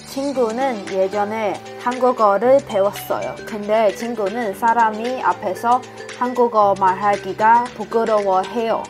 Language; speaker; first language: Korean; non-native, learner; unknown